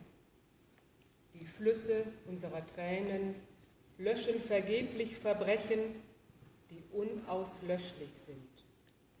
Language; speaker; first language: German; native; German